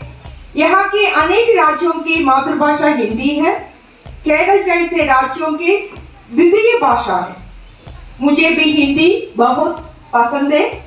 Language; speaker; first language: Hindi; non-native, local second language; Malayalam